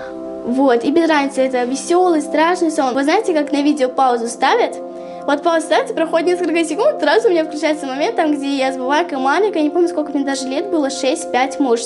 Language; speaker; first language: Russian; native; Russian